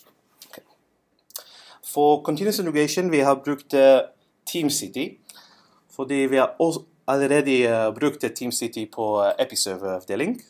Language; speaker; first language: Norwegian; non-native, learner; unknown